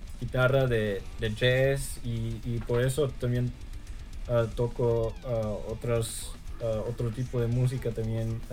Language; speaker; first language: Spanish; early bilingual, heritage; German